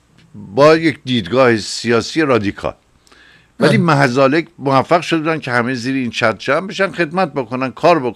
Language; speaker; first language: Persian; native; Persian